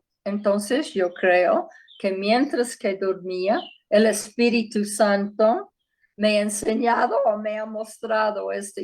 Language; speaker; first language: Spanish; non-native, fluent; English